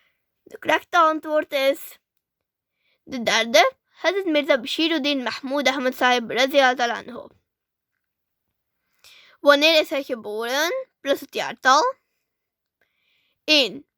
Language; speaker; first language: Dutch; early bilingual, other home language; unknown